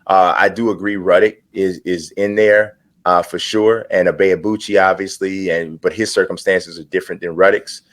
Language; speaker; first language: English; native; English